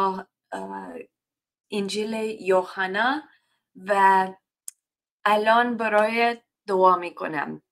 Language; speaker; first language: Persian; non-native, learner; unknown